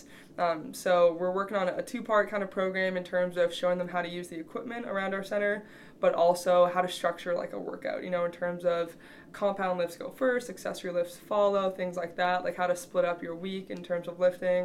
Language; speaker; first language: English; native; English